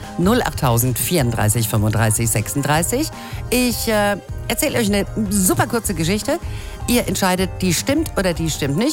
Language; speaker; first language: German; native; German